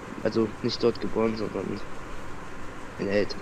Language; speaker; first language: German; early bilingual, other home language; Vietnamese